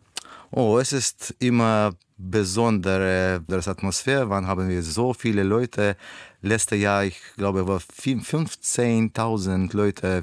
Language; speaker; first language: German; non-native, learner; Russian